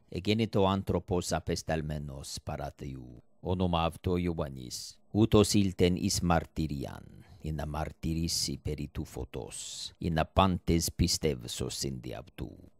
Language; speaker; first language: Greek; non-native, fluent; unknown